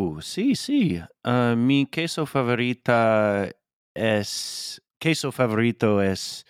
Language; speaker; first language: Spanish; non-native, learner; English